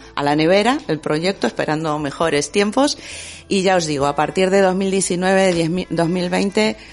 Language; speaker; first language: Spanish; native; Spanish